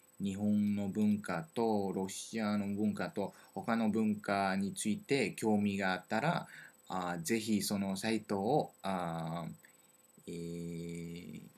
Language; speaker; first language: Japanese; non-native, learner; French